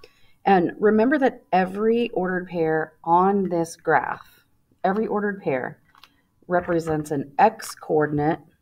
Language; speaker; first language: English; native; English